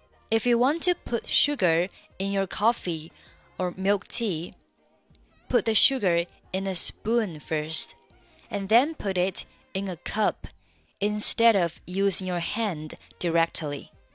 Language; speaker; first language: English; non-native, fluent; Chinese